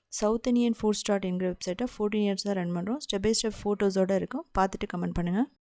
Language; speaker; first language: Tamil; native; Tamil